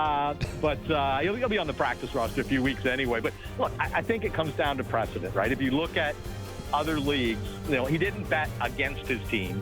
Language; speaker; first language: English; native; English